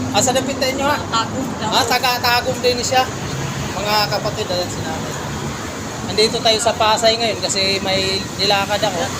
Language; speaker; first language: Filipino; non-native, local second language; Cebuano